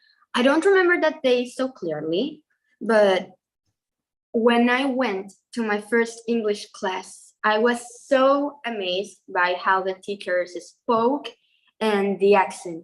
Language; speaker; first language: English; non-native, fluent; Spanish